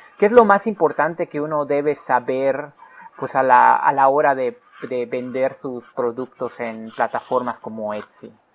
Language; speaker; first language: Spanish; native; Spanish